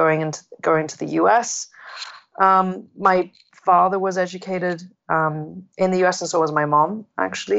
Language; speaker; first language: English; non-native, local second language; Cantonese